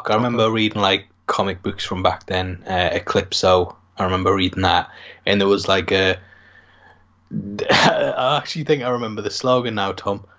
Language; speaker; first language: English; native; English